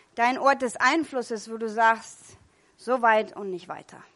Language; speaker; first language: German; non-native, fluent; English